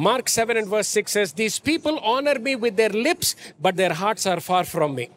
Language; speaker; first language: English; non-native, local second language; Telugu